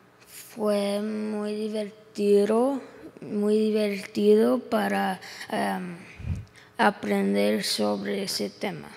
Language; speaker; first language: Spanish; early bilingual, heritage; English